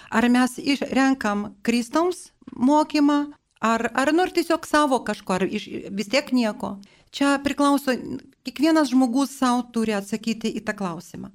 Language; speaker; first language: Lithuanian; non-native, local second language; Polish